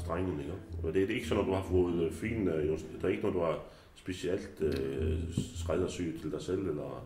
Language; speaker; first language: Danish; native; Danish